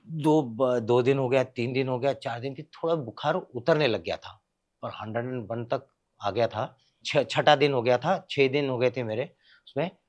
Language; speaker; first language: Hindi; native; Hindi